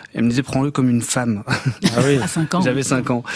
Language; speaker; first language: French; native; French